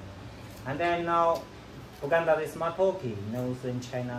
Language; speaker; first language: English; non-native, learner; Chinese